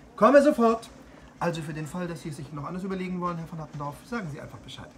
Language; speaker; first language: German; native; German